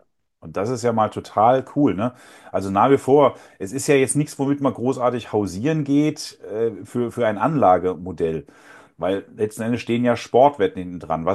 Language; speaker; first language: German; native; German